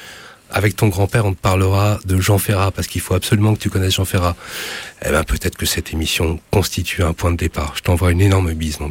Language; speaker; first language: French; native; French